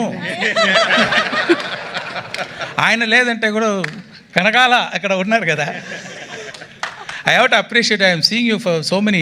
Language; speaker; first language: Telugu; non-native, local second language; Tamil